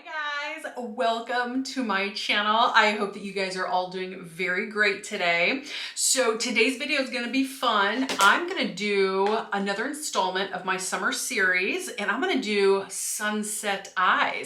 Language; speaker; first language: English; native; English